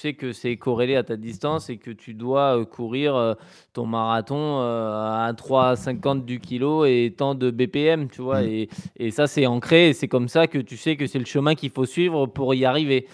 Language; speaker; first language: French; native; French